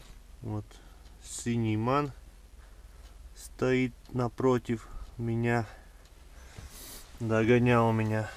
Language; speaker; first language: Russian; non-native, fluent; Latvian